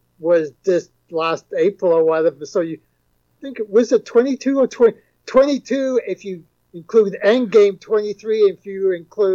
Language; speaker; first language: English; native; English